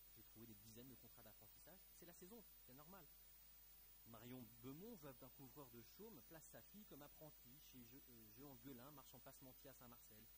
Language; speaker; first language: French; native; French